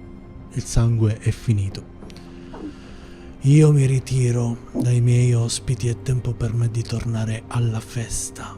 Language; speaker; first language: Italian; native; Italian